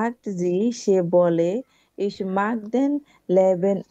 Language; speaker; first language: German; non-native, learner; Bangla